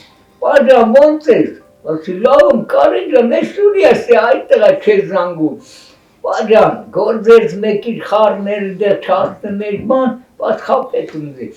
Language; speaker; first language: Armenian; native; Armenian